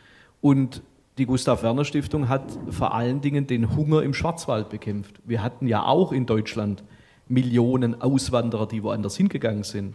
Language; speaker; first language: German; native; German